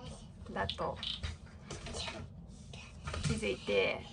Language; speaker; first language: Japanese; non-native, fluent; English